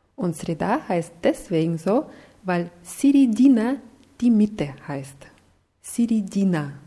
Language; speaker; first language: German; non-native, fluent; Russian